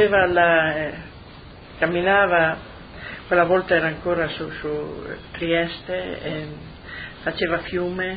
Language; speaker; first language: Italian; native; Italian